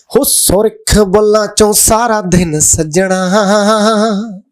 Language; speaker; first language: Punjabi; native; Punjabi